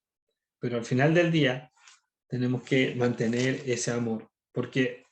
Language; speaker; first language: Spanish; native; Spanish